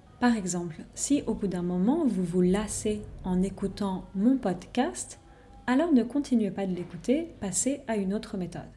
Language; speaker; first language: French; native; French